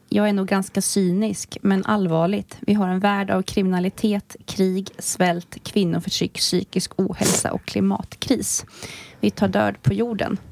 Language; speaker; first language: Swedish; native; Swedish